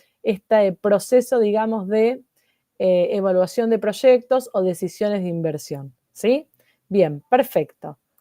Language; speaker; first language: Spanish; native; Spanish